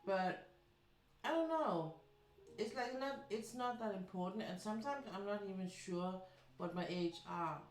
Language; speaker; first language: English; non-native, fluent; Danish